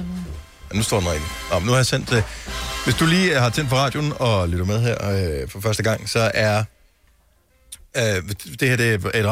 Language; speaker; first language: Danish; native; Danish